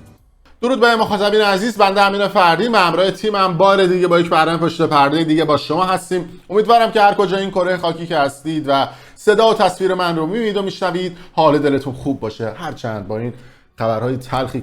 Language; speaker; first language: Persian; native; Persian